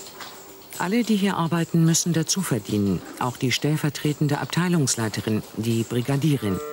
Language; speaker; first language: German; native; German